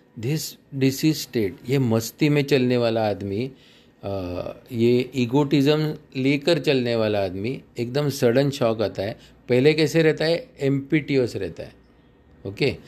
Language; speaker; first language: Hindi; non-native, local second language; Marathi